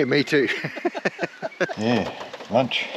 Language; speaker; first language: English; native; English